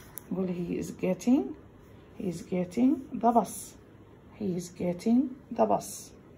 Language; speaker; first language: English; non-native, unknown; Arabic